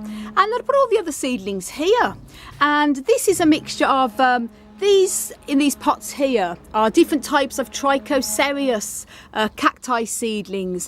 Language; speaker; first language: English; native; English